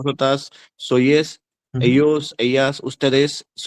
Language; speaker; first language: Spanish; non-native, learner; Hindi